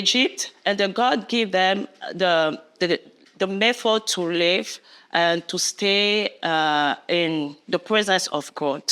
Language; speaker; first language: English; non-native, learner; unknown